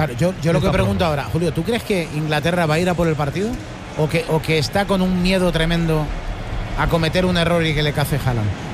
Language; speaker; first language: Spanish; native; Spanish